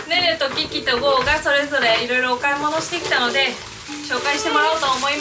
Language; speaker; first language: Japanese; native; Japanese